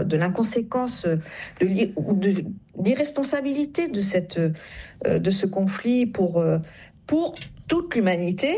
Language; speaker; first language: French; native; French